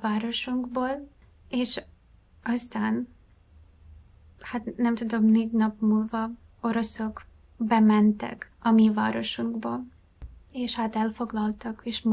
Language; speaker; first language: Hungarian; non-native, fluent; Ukrainian